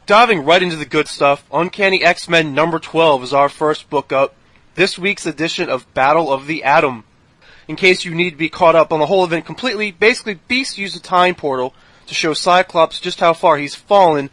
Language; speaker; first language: English; native; English